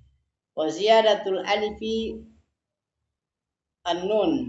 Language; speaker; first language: Arabic; non-native, fluent; Indonesian